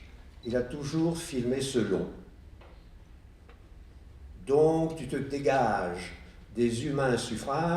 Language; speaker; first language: French; native; French